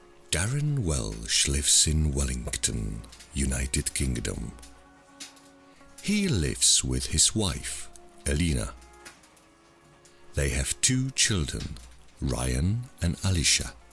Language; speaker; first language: English; non-native, fluent; Czech